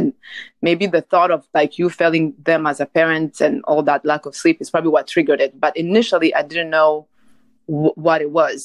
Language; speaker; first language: English; non-native, local second language; Kinyarwanda